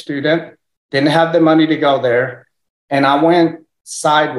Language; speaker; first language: English; early bilingual, other home language; Spanish